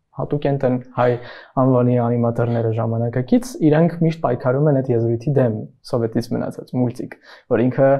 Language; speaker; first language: Armenian; native; Armenian